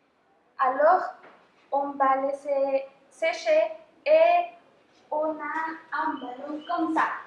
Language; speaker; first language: French; non-native, fluent; Spanish